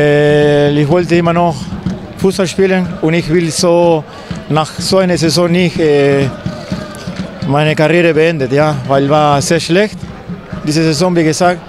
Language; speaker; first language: German; non-native, fluent; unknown